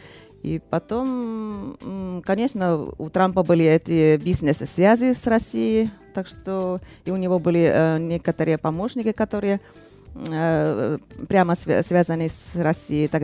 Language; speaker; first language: Russian; non-native, fluent; Finnish